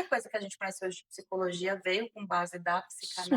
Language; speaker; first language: Portuguese; native; Portuguese